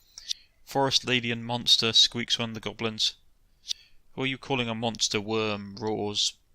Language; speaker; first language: English; native; English